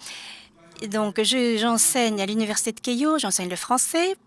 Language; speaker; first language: French; non-native, fluent; Japanese